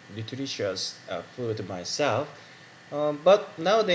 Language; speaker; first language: English; non-native, learner; Korean